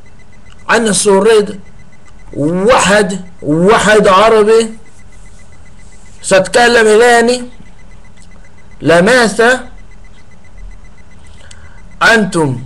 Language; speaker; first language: Arabic; non-native, learner; English